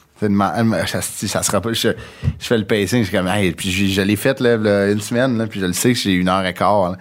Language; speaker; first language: French; native; French